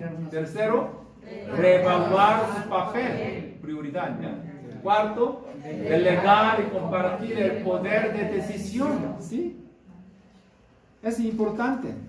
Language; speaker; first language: Spanish; non-native, fluent; Korean